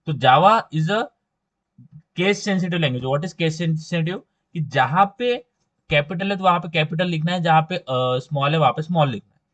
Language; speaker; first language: Hindi; non-native, local second language; Marathi